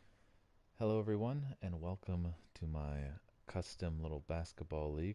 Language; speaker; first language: English; native; English